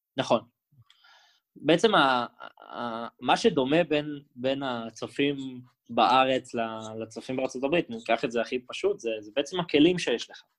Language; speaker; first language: Hebrew; native; Hebrew